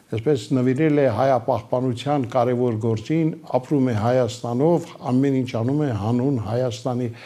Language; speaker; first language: Armenian; native; Armenian